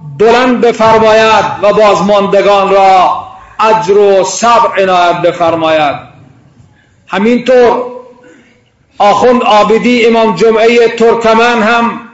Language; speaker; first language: Persian; non-native, local second language; Baluchi